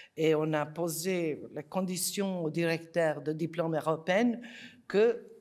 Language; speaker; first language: French; non-native, fluent; Serbian